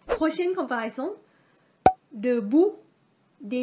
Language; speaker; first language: French; non-native, fluent; Thai